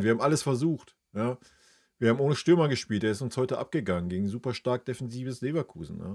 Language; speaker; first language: German; native; German